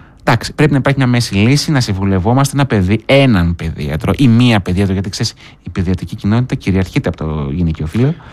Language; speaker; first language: Greek; native; Greek